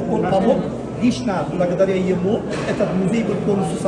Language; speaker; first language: Russian; non-native, fluent; Turkish